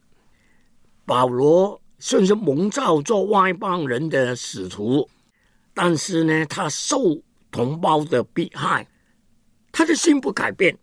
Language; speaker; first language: Chinese; non-native, local second language; Cantonese